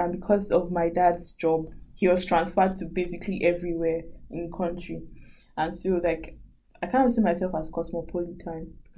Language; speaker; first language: English; non-native, local second language; Yoruba